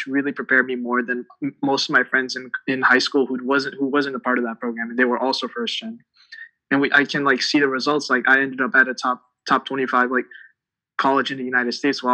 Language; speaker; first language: English; early bilingual, other home language; Tibetan